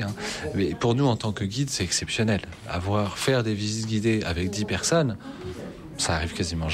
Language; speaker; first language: French; native; French